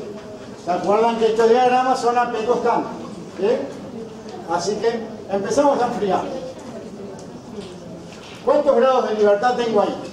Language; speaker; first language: Spanish; native; Spanish